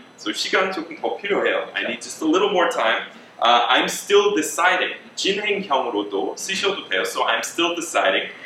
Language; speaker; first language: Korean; native; Korean